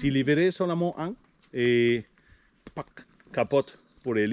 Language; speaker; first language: French; non-native, learner; Spanish